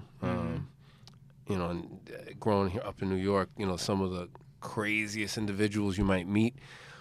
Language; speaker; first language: English; native; English